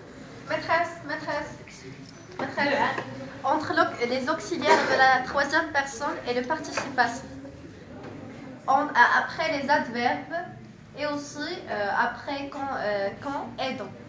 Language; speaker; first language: French; non-native, learner; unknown